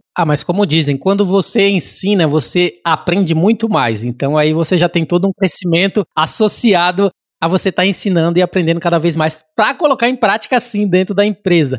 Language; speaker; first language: Portuguese; native; Portuguese